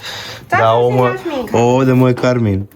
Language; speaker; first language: Croatian; native; Croatian